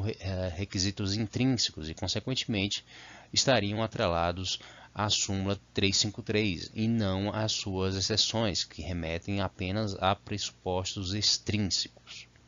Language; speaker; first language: Portuguese; native; Portuguese